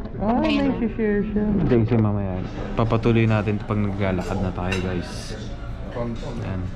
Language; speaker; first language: Filipino; native; Filipino